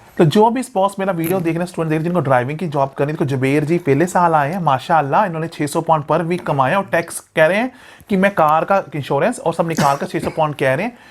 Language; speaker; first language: Hindi; non-native, local second language; Punjabi